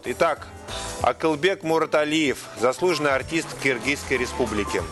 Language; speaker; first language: Russian; native; Russian